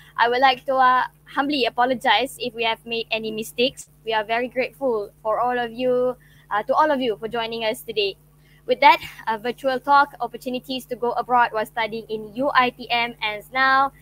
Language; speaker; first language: English; non-native, local second language; Malay